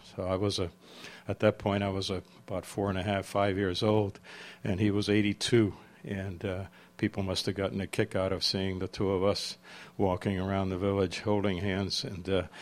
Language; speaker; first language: English; early bilingual, other home language; Czech